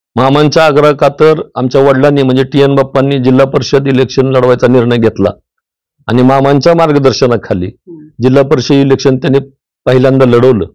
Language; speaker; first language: Marathi; native; Marathi